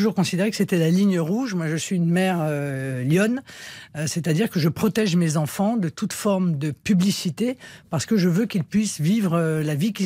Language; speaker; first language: French; native; French